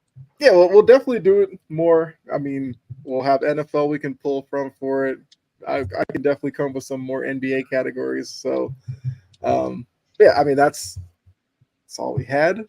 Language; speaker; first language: English; native; English